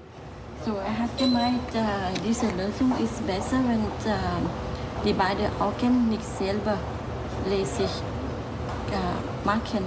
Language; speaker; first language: German; non-native, learner; Thai